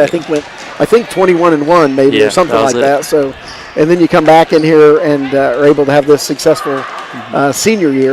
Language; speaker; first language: English; native; English